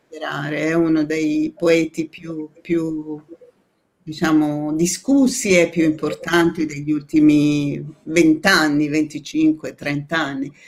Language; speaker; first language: Italian; non-native, fluent; Persian